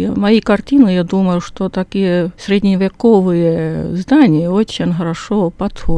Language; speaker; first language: Russian; non-native, learner; Estonian